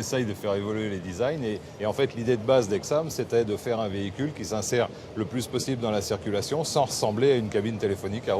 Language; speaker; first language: French; native; French